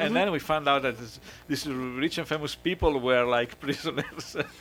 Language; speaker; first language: English; non-native, fluent; Italian